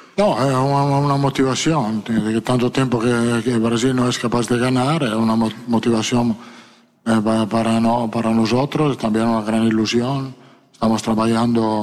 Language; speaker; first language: Spanish; non-native, fluent; Italian